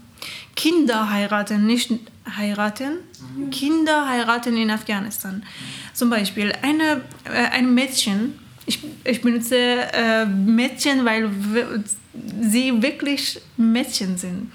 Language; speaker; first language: German; non-native, learner; Persian